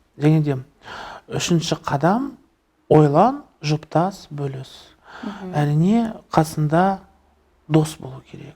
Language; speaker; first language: Kazakh; non-native, local second language; Russian